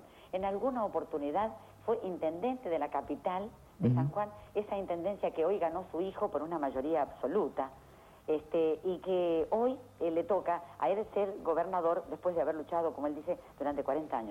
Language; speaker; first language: Spanish; native; Spanish